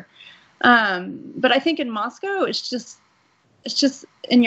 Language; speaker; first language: English; native; English